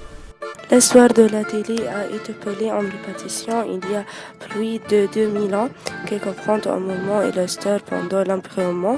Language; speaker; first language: French; non-native, learner; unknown